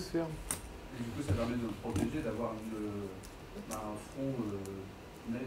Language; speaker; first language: French; native; French